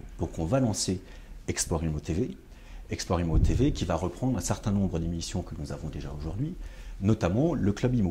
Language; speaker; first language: French; native; French